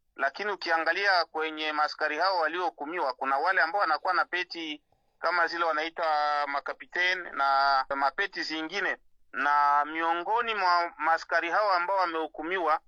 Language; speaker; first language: Swahili; native; Swahili